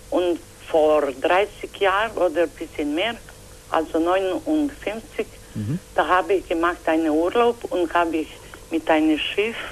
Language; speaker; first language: German; non-native, learner; Croatian